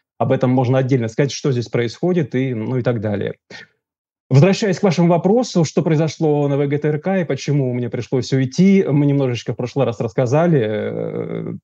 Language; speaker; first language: Russian; native; Russian